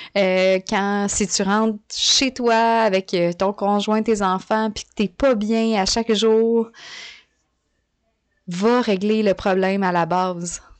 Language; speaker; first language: French; native; French